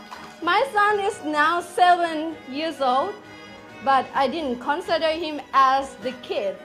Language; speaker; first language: English; non-native, learner; Thai